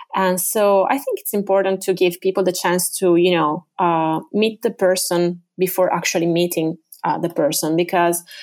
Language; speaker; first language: English; non-native, fluent; Italian